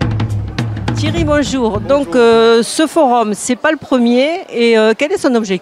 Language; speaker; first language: French; native; French